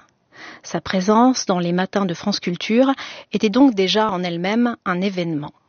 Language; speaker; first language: French; native; French